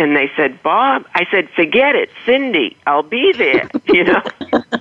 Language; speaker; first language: English; native; English